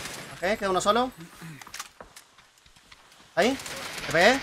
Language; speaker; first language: Spanish; native; Spanish